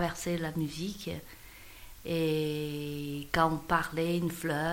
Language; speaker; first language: French; non-native, learner; Chinese